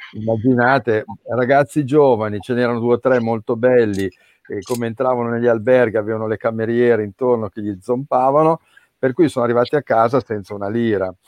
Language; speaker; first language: Italian; native; Italian